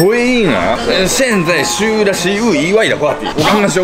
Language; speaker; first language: Chinese; non-native, fluent; Japanese